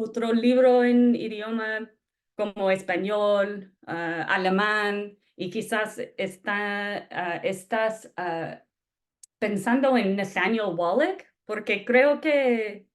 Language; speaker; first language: Spanish; non-native, fluent; English